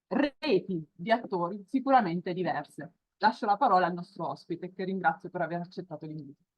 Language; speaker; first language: Italian; native; Italian